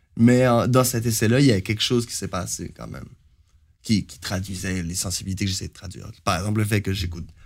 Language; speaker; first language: French; native; French